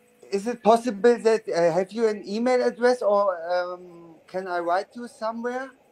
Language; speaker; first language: English; non-native, learner; German